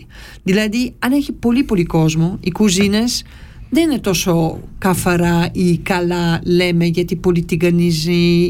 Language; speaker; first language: Greek; non-native, learner; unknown